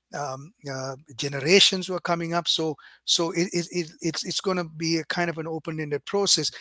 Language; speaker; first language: English; non-native, local second language; Sinhala